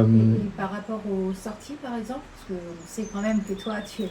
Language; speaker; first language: French; native; French